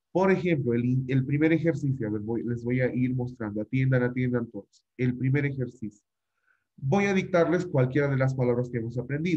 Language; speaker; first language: Spanish; native; Spanish